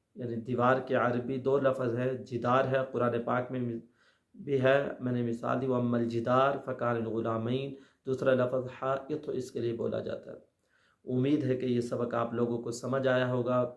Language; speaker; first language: Urdu; native; Urdu